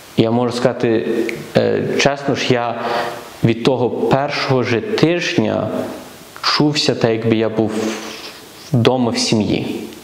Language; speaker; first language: Ukrainian; early bilingual, heritage; Ukrainian